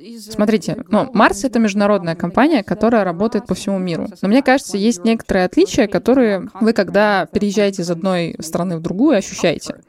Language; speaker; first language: Russian; native; Russian